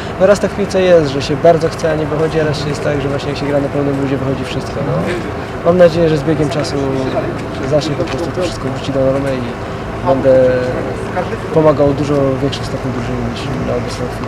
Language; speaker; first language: Polish; native; Polish